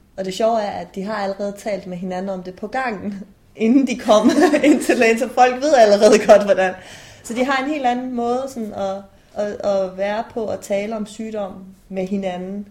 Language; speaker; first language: Danish; early bilingual, other home language; Persian